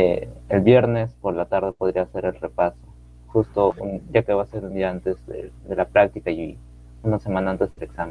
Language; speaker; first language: Spanish; native; Spanish